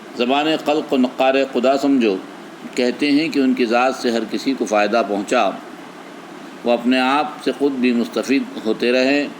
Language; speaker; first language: Urdu; native; Urdu